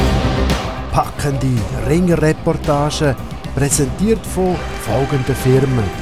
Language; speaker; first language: German; native; German